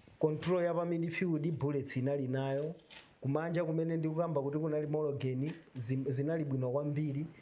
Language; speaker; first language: Nyanja; native; Nyanja